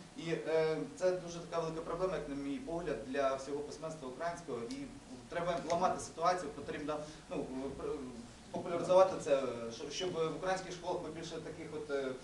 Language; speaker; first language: Ukrainian; non-native, local second language; Russian